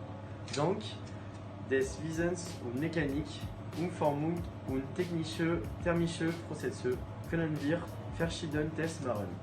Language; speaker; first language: German; non-native, fluent; French